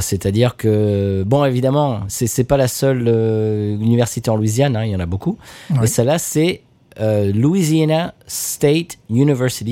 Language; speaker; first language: French; native; French